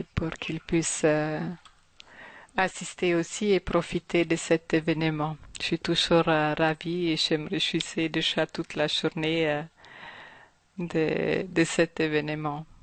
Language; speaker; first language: French; non-native, fluent; German